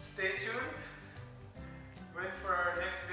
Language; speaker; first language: English; non-native, local second language; Filipino